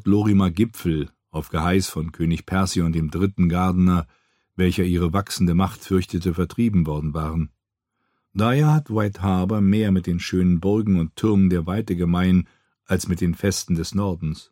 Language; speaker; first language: German; native; German